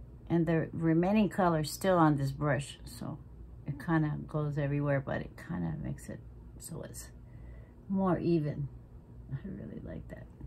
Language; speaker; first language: English; native; English